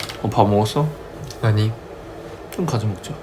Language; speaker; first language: Korean; non-native, fluent; Chinese